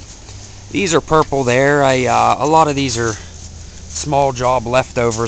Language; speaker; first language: English; native; English